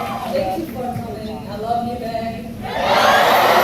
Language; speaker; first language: English; non-native, learner; Korean